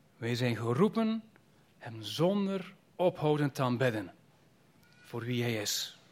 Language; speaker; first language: Dutch; native; Dutch